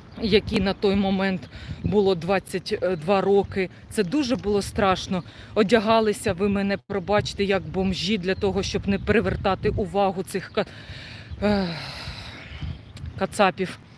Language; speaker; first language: Ukrainian; non-native, local second language; Russian